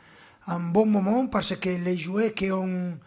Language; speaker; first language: French; non-native, fluent; Spanish